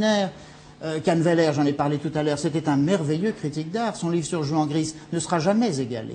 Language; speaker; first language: French; native; French